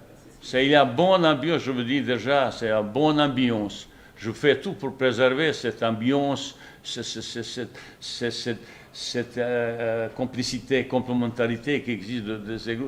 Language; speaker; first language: French; non-native, fluent; Bosnian